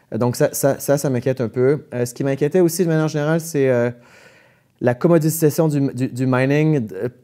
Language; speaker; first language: French; native; French